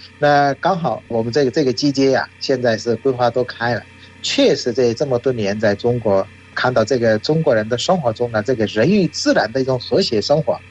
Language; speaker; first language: Chinese; non-native, fluent; Bangla